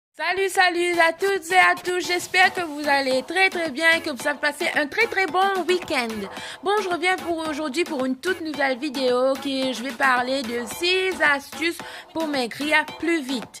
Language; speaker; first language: French; native; French